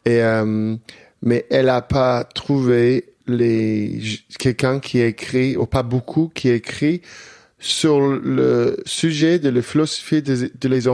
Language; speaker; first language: French; non-native, learner; English